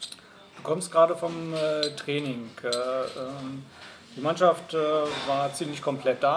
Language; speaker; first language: German; native; German